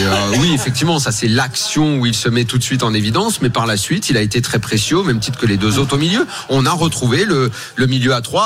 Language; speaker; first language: French; native; French